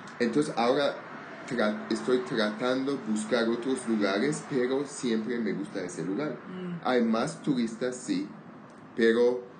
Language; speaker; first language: Spanish; non-native, learner; Armenian